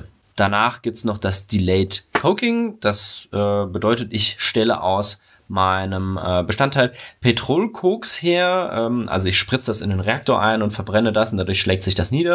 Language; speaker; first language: German; native; German